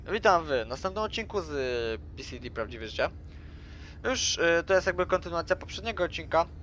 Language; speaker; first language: Polish; native; Polish